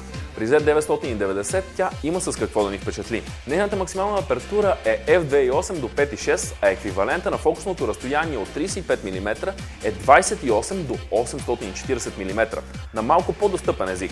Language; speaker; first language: Bulgarian; native; Bulgarian